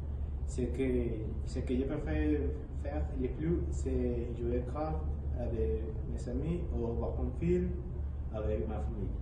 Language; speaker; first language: French; non-native, learner; Spanish